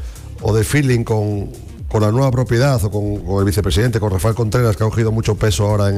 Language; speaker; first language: Spanish; native; Spanish